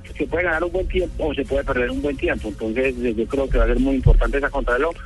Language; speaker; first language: Spanish; native; Spanish